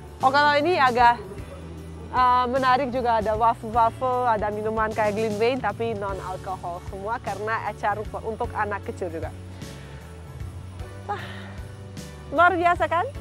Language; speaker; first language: Indonesian; non-native, fluent; Russian